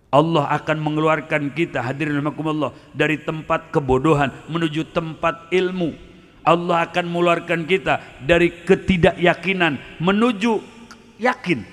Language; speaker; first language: Indonesian; non-native, local second language; Sundanese